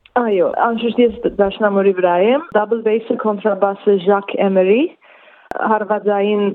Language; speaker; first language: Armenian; early bilingual, heritage; Armenian